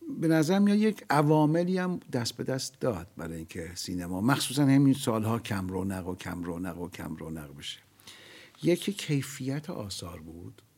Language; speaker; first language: Persian; native; Persian